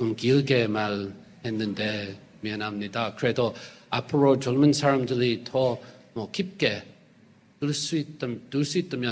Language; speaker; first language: Korean; non-native, fluent; English